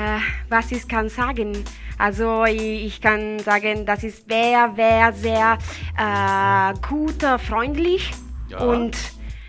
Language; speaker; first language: German; non-native, learner; Italian